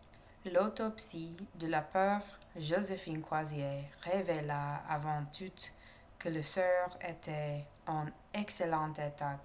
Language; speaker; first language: French; non-native, learner; English